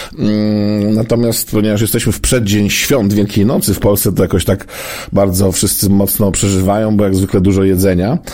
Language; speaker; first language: Polish; native; Polish